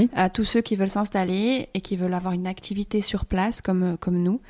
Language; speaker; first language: French; native; French